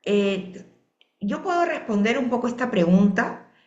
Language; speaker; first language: Spanish; native; Spanish